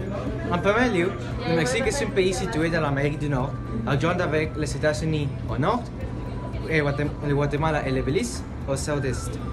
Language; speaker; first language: French; non-native, learner; Spanish